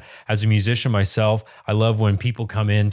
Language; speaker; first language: English; native; English